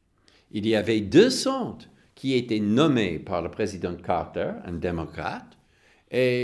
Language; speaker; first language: French; non-native, fluent; English